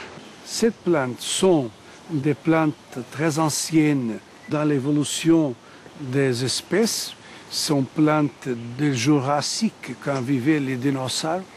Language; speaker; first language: French; non-native, learner; Portuguese